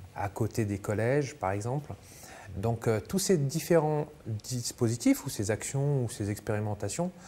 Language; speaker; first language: French; native; French